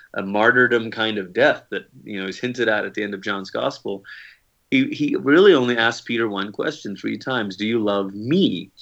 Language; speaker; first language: English; native; English